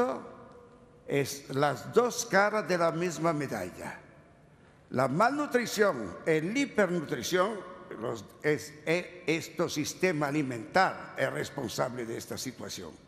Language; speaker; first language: Spanish; non-native, learner; Italian